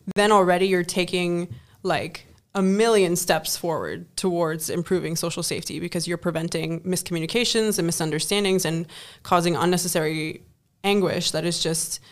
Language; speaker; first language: English; non-native, fluent; German